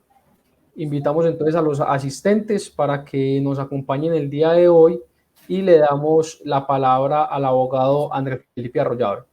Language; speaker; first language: Spanish; native; Spanish